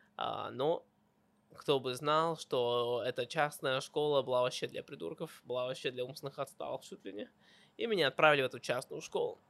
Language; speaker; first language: Russian; early bilingual, heritage; Russian